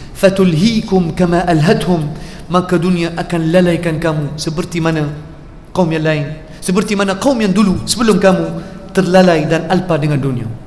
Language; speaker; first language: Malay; non-native, fluent; Arabic